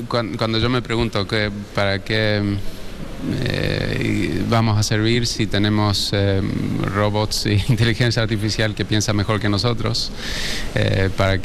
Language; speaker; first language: Spanish; early bilingual, heritage; Spanish